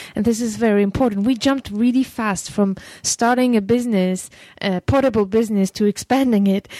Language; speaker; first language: English; non-native, fluent; French